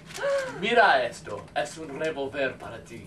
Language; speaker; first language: Spanish; non-native, learner; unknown